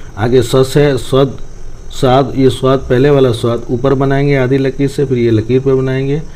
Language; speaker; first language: Urdu; native; Urdu